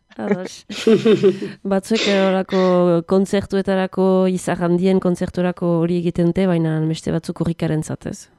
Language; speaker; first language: Basque; native; Basque